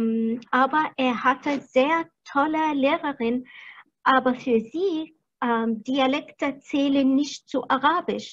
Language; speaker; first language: German; non-native, fluent; Arabic